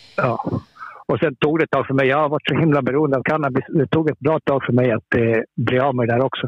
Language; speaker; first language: Swedish; early bilingual, other home language; Spanish